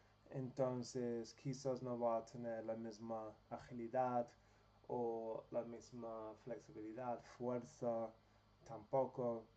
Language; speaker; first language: Spanish; non-native, learner; English